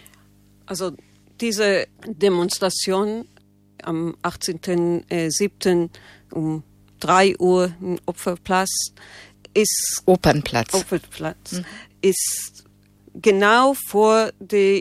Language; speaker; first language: German; non-native, learner; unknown